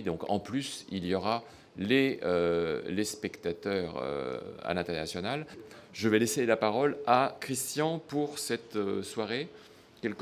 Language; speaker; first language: French; native; French